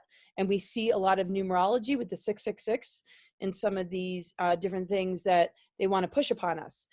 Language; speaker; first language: English; native; English